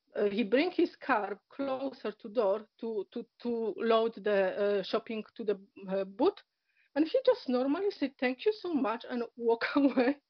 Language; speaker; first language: English; non-native, learner; Polish